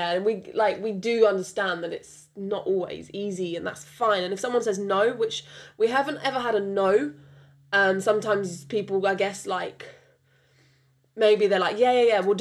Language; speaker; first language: English; non-native, local second language; French